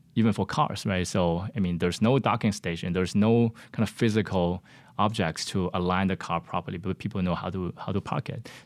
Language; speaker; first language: English; non-native, fluent; Chinese